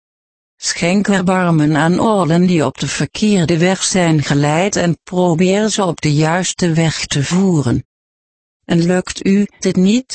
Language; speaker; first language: Dutch; native; Dutch